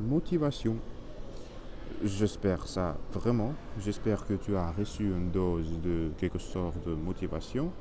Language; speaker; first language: French; non-native, learner; Spanish